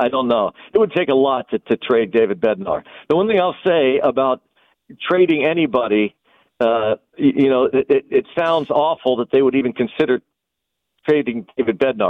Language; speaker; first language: English; native; English